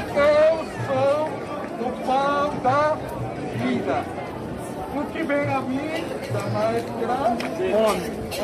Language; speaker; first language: Portuguese; non-native, learner; Korean